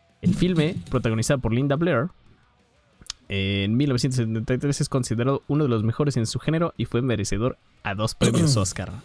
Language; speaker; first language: Spanish; native; Spanish